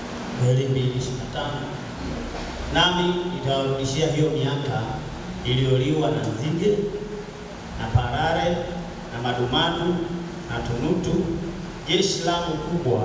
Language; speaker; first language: Swahili; native; Swahili